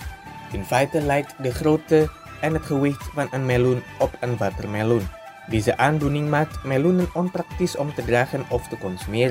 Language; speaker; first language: Dutch; non-native, fluent; Indonesian